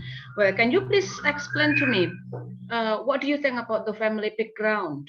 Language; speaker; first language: English; non-native, fluent; Indonesian